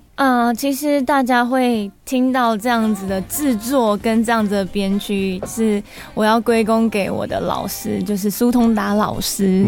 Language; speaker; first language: Chinese; non-native, local second language; Hakka Chinese